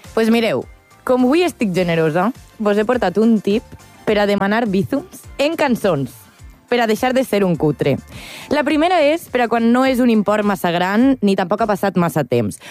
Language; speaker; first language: Catalan; native; Catalan